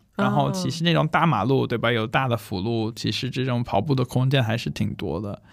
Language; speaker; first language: Chinese; non-native, fluent; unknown